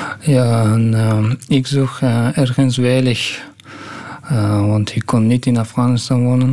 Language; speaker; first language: Dutch; non-native, learner; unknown